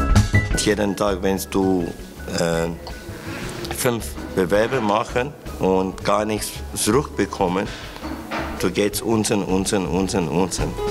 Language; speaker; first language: German; non-native, learner; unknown